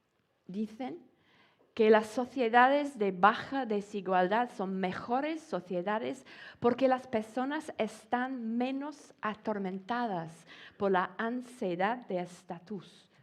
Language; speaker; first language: Spanish; non-native, fluent; English